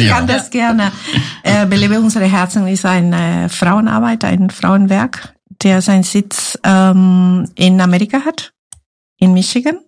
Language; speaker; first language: German; non-native, fluent; Spanish